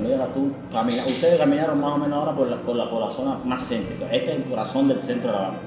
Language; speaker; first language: Spanish; native; Spanish